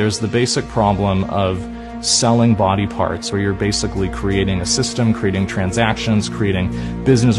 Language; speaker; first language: English; native; English